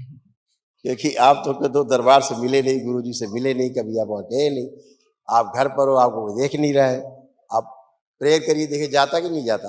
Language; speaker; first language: Hindi; native; Hindi